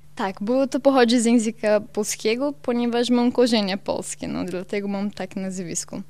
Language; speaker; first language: Polish; non-native, learner; Portuguese